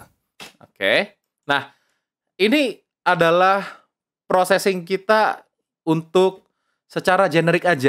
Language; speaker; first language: Indonesian; native; Indonesian